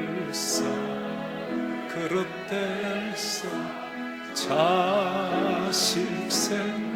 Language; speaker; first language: Korean; native; Korean